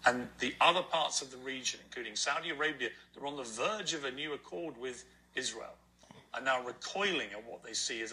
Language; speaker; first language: English; native; English